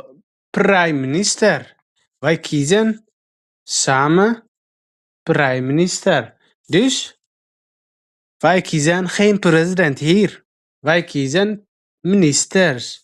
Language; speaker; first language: Dutch; non-native, fluent; Tigrinya